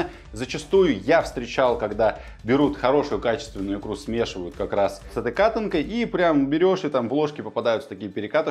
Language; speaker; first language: Russian; native; Russian